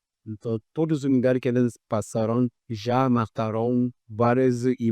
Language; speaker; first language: Portuguese; non-native, fluent; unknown